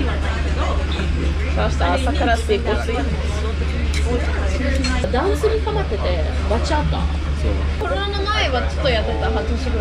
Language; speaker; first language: Japanese; non-native, fluent; Russian